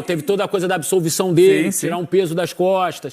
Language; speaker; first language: Portuguese; native; Portuguese